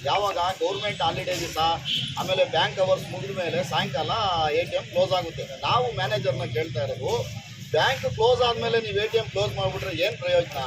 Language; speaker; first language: Kannada; native; Kannada